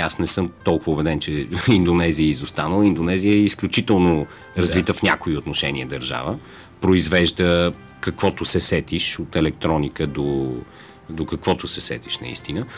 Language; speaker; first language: Bulgarian; native; Bulgarian